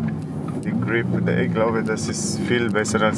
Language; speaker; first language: German; non-native, learner; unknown